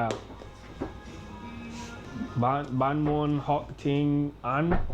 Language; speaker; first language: Vietnamese; non-native, learner; English